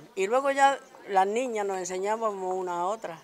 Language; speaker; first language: Spanish; native; Spanish